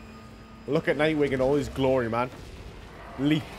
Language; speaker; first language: English; native; English